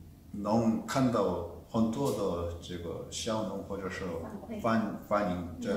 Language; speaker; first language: Chinese; non-native, fluent; Korean